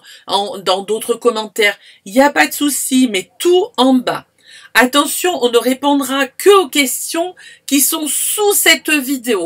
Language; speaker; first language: French; native; French